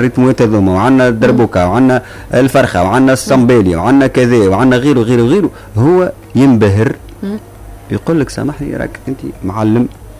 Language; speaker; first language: Arabic; native; Arabic